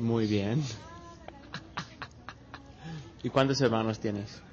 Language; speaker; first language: Spanish; non-native, fluent; English